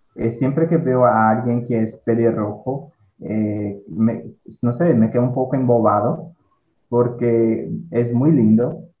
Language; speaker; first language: Spanish; non-native, fluent; Portuguese